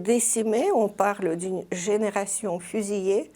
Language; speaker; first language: French; non-native, fluent; Russian